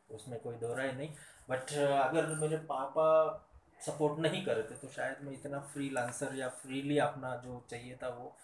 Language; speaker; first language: Hindi; non-native, local second language; Marathi